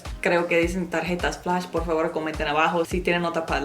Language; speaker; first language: Spanish; non-native, fluent; English